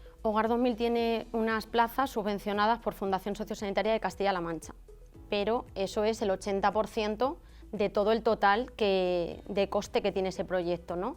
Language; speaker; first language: Spanish; native; Spanish